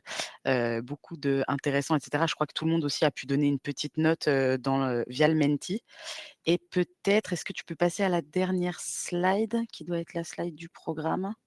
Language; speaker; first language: French; native; French